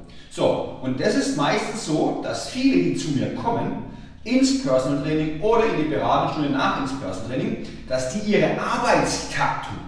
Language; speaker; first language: German; native; German